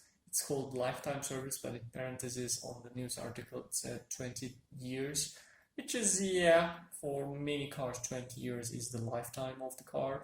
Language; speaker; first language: English; non-native, fluent; Turkish